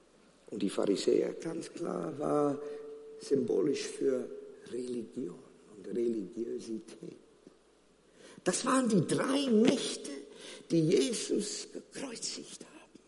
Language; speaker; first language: German; non-native, fluent; Afrikaans